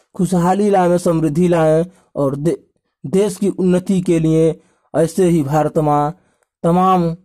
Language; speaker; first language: Hindi; native; Hindi